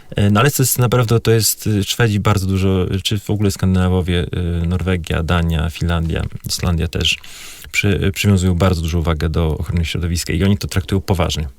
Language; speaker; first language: Polish; native; Polish